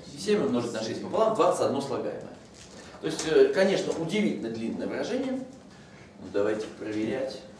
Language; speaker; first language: Russian; native; Russian